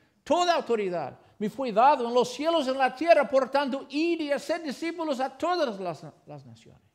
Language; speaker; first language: Spanish; non-native, fluent; English